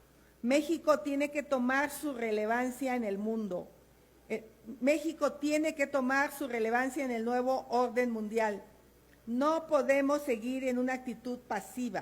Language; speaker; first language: Spanish; native; Spanish